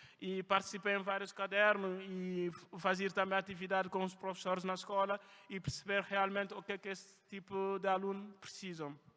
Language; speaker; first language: Portuguese; non-native, fluent; French